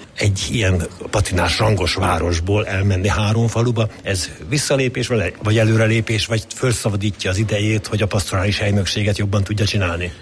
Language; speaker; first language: Hungarian; native; Hungarian